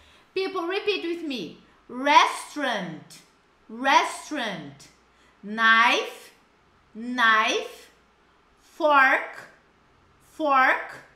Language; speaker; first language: English; non-native, fluent; Portuguese